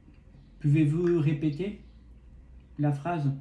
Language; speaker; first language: French; non-native, learner; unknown